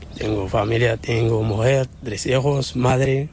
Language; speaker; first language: Spanish; non-native, learner; Arabic